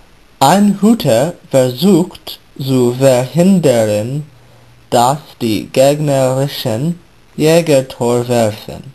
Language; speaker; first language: German; non-native, learner; English